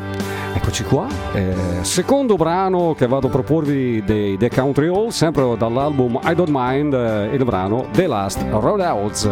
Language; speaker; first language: Italian; native; Italian